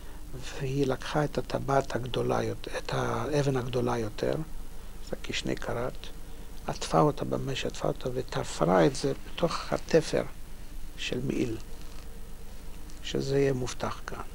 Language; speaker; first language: Hebrew; non-native, fluent; Polish